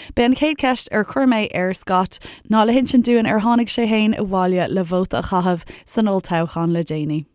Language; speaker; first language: Irish; non-native, local second language; English